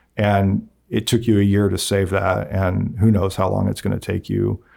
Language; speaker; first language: English; native; English